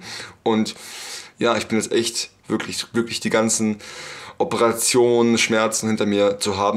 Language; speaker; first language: German; native; German